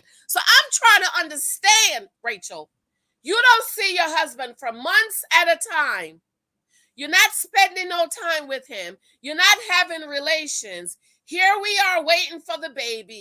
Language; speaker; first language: English; native; English